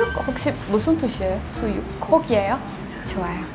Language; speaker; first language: Korean; non-native, learner; Portuguese